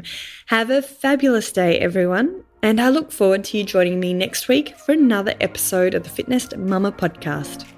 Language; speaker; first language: English; native; English